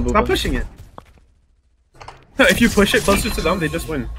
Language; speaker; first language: English; native; English